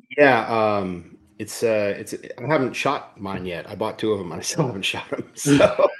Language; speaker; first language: English; native; English